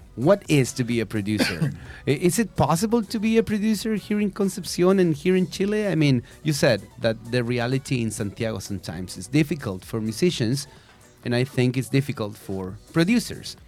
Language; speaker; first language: English; non-native, fluent; Spanish